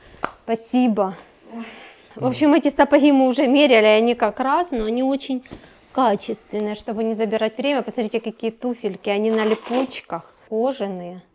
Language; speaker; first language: Russian; native; Russian